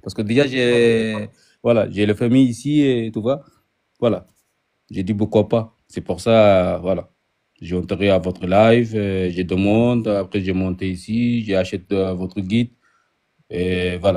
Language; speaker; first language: French; non-native, learner; Arabic